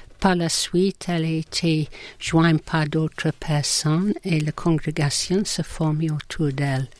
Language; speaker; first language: French; non-native, fluent; English